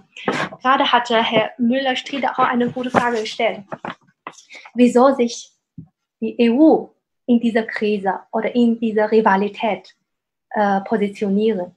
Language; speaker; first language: German; non-native, fluent; Chinese